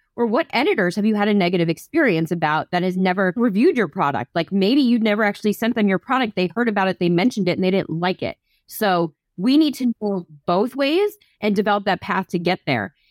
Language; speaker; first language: English; native; English